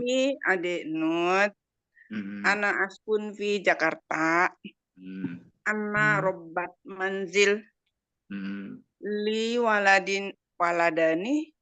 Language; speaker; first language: Arabic; non-native, learner; Indonesian